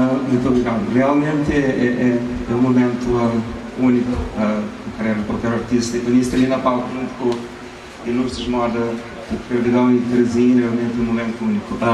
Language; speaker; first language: Portuguese; non-native, local second language; Kabuverdianu